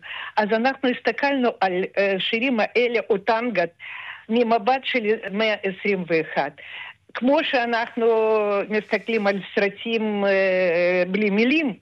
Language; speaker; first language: Hebrew; non-native, fluent; Russian